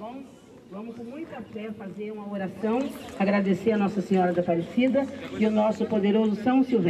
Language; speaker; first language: Portuguese; native; Portuguese